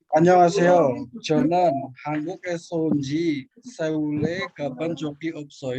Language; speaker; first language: Korean; non-native, learner; Indonesian